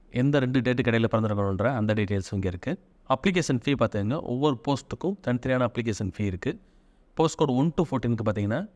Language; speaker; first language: Tamil; native; Tamil